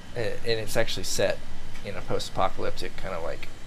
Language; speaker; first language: English; native; English